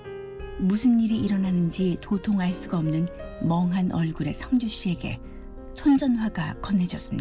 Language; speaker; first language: Korean; native; Korean